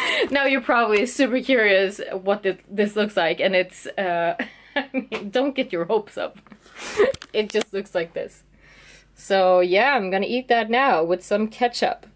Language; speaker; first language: English; non-native, fluent; Swedish